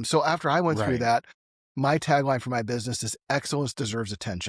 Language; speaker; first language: English; native; English